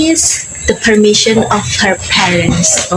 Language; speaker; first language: English; non-native, learner; Indonesian